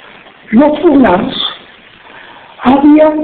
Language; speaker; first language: Spanish; non-native, local second language; Friulian